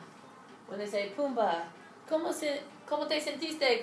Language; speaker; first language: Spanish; non-native, learner; English